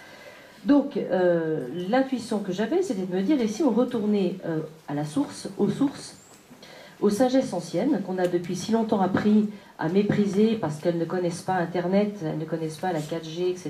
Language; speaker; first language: French; native; French